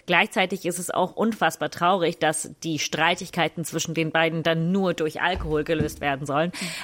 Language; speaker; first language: German; native; German